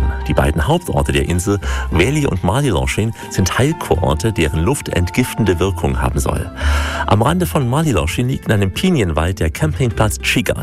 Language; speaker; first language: German; native; German